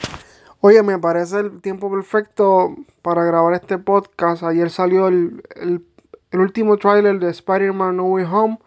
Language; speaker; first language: Spanish; native; Spanish